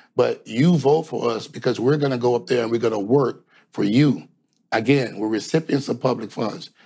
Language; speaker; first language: English; native; English